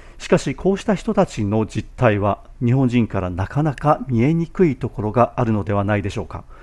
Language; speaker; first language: Japanese; native; Japanese